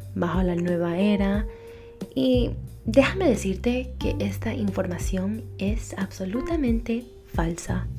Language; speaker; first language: Spanish; early bilingual, heritage; Spanish